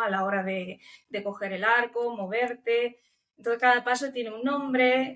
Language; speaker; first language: Spanish; early bilingual, other home language; Romanian